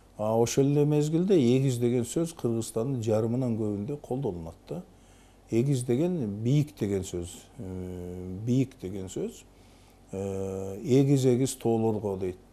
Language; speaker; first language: Kyrgyz; native; Kyrgyz